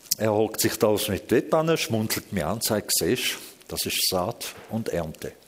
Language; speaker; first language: German; early bilingual, other home language; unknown